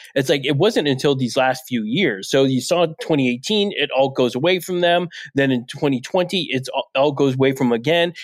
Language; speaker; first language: English; native; English